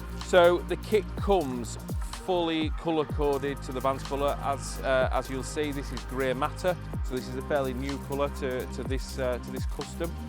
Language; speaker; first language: English; native; English